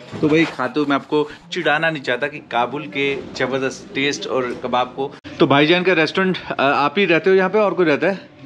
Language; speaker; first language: Hindi; native; Hindi